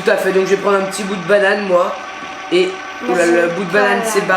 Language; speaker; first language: French; native; French